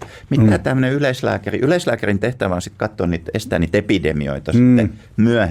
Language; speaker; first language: Finnish; native; Finnish